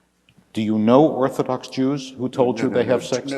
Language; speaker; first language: English; native; English